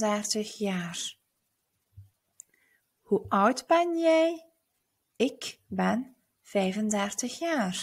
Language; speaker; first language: Dutch; early bilingual, other home language; Turkish